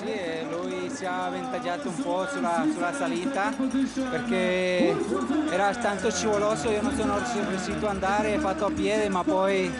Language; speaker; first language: Italian; non-native, fluent; Spanish